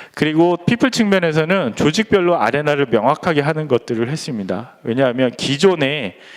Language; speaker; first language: Korean; native; Korean